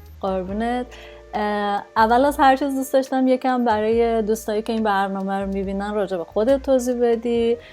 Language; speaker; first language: Persian; native; Persian